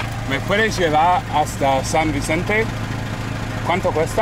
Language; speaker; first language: Spanish; non-native, learner; English